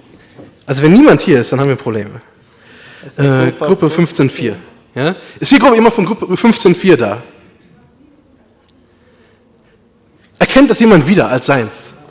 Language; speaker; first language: German; native; German